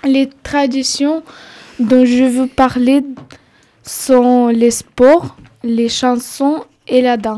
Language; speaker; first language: French; non-native, learner; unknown